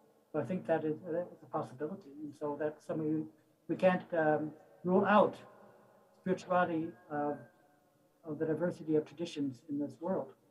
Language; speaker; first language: English; native; English